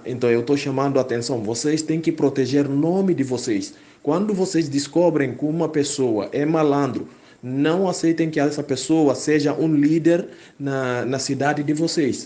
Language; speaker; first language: Portuguese; non-native, fluent; Haitian Creole